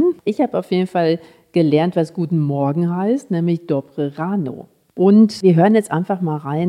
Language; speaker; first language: German; native; German